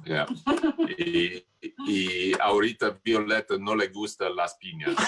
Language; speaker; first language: Spanish; non-native, fluent; English